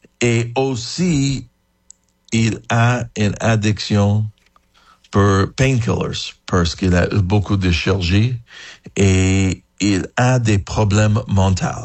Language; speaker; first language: French; non-native, learner; English